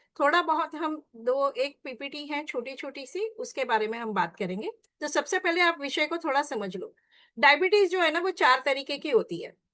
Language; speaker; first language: Hindi; non-native, local second language; Marathi